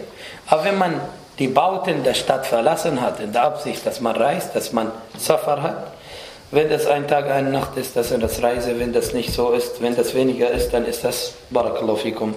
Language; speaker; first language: German; non-native, fluent; Arabic